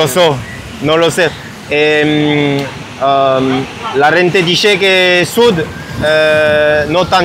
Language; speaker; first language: Italian; non-native, learner; French